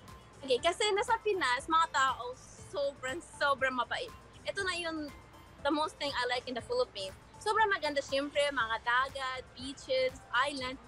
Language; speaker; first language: Filipino; non-native, learner; Arabic